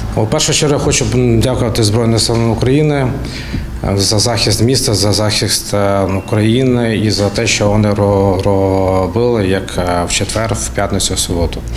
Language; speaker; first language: Ukrainian; native; Ukrainian